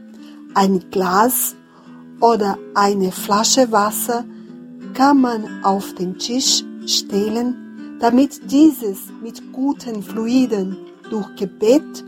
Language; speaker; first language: German; non-native, fluent; Portuguese